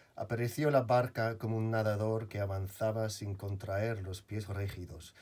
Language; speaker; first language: Spanish; non-native, fluent; English